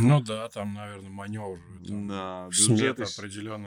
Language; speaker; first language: Russian; native; Russian